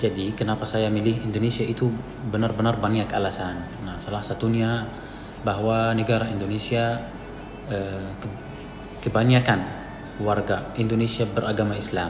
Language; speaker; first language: Indonesian; non-native, fluent; Arabic